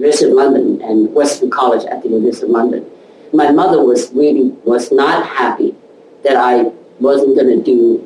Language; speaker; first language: English; non-native, local second language; Cantonese